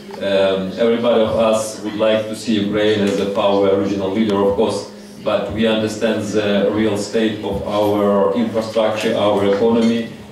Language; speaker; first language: English; non-native, fluent; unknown